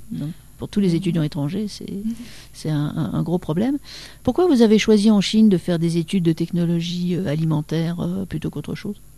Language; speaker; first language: French; native; French